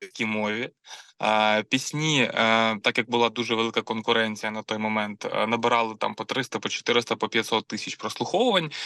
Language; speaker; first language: Ukrainian; non-native, local second language; Russian